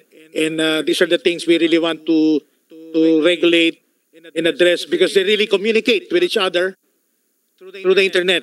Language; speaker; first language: English; non-native, local second language; Filipino